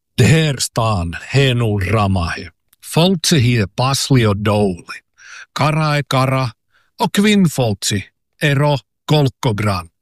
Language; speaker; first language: Swedish; native; Swedish